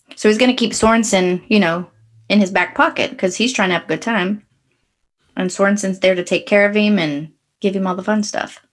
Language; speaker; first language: English; native; English